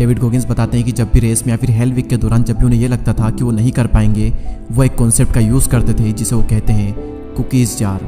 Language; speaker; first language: Hindi; native; Hindi